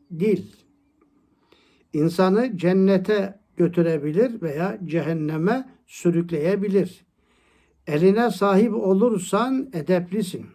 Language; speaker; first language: Turkish; native; Turkish